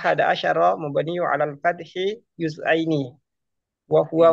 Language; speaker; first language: Arabic; non-native, learner; Indonesian